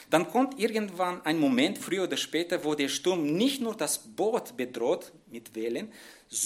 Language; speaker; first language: German; non-native, fluent; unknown